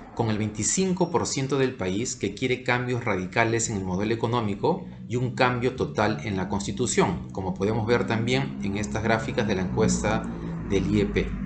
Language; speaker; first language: Spanish; native; Spanish